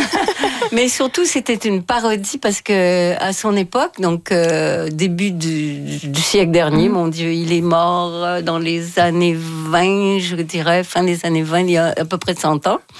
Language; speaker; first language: French; native; French